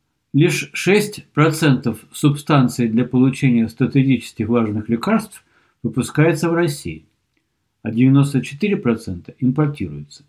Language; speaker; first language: Russian; native; Russian